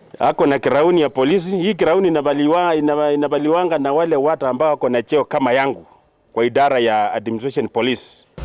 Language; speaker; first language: Swahili; non-native, local second language; Luo (Kenya and Tanzania)